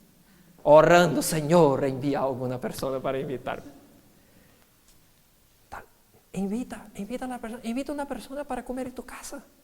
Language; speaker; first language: Spanish; non-native, fluent; Portuguese